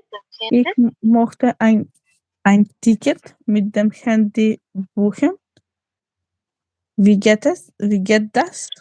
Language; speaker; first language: German; non-native, learner; Macedonian